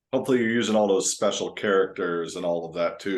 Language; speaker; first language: English; native; English